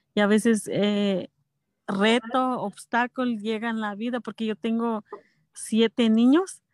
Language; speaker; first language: Spanish; non-native, local second language; Kʼicheʼ